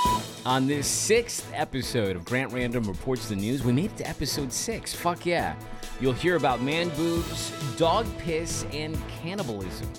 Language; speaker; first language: English; native; English